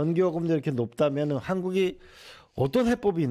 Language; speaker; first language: Korean; native; Korean